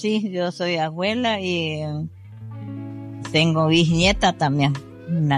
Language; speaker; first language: Spanish; non-native, local second language; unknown